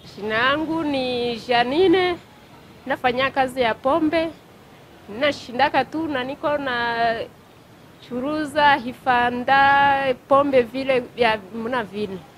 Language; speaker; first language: Swahili; non-native, local second language; Kinyarwanda